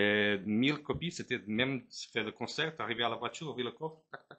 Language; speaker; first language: French; non-native, fluent; Portuguese